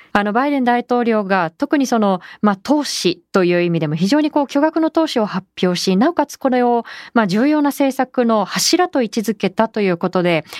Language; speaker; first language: Japanese; native; Japanese